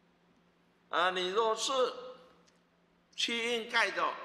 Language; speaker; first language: Chinese; native; Chinese